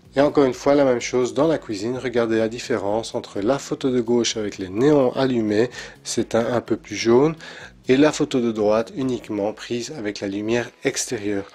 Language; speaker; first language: French; native; French